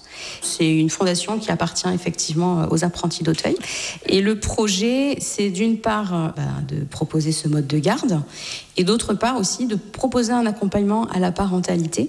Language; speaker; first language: French; native; French